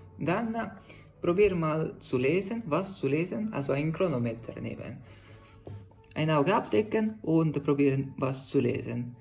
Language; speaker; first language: German; non-native, fluent; Italian